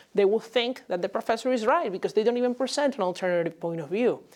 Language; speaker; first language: English; non-native, fluent; Spanish